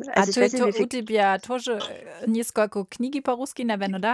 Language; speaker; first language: Russian; non-native, learner; German